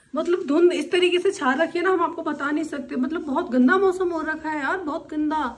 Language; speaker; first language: Hindi; native; Hindi